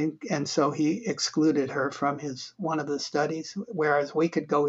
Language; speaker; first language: English; native; English